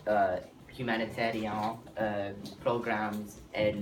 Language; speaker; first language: French; non-native, learner; English